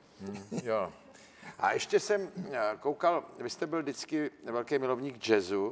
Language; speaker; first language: Czech; native; Czech